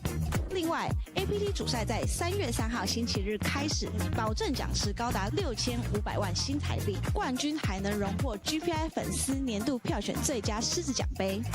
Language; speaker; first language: Chinese; native; Chinese